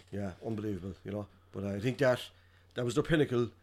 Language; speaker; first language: English; native; English